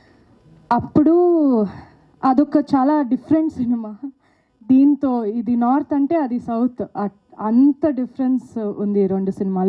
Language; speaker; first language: Telugu; non-native, local second language; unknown